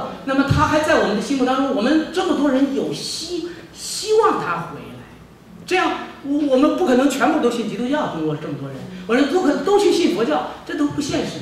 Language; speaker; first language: Chinese; native; Chinese